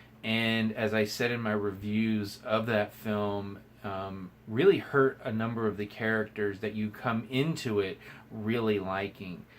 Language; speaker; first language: English; native; English